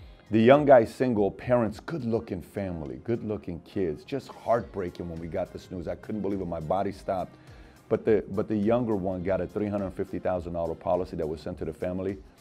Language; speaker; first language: English; early bilingual, other home language; Armenian